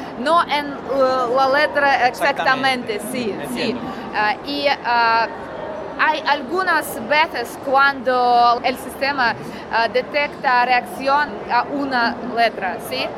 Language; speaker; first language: Spanish; non-native, learner; Russian